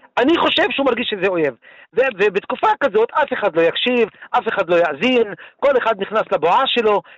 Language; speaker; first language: Hebrew; non-native, local second language; Arabic